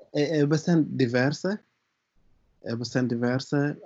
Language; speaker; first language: Portuguese; non-native, fluent; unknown